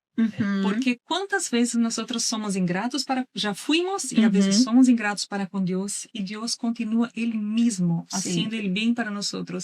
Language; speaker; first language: Spanish; non-native, learner; Portuguese